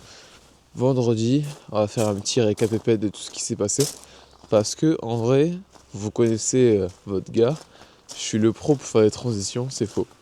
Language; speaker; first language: French; native; French